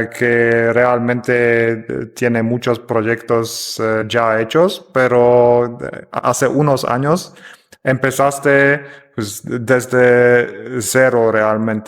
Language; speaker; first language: Spanish; non-native, fluent; Polish